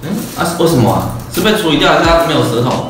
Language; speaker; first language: Chinese; native; Chinese